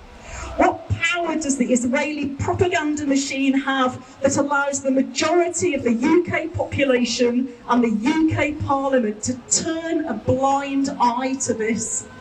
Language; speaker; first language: English; native; English